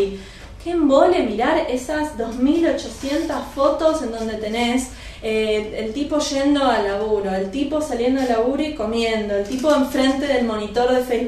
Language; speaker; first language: Spanish; native; Spanish